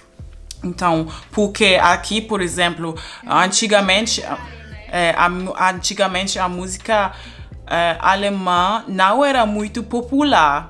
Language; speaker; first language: Portuguese; non-native, fluent; German